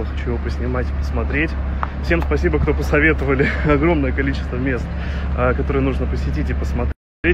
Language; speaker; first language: Russian; native; Russian